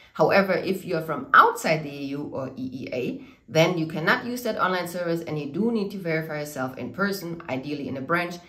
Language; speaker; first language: English; non-native, fluent; German